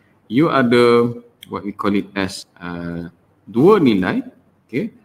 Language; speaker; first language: English; non-native, local second language; Malay